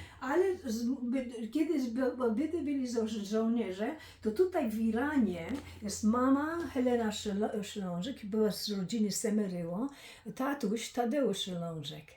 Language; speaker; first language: Polish; early bilingual, heritage; Polish